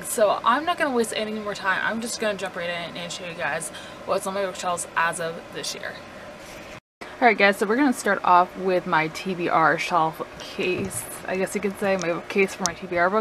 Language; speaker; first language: English; native; English